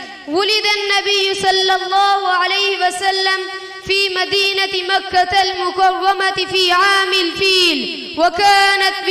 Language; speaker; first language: Arabic; non-native, learner; Urdu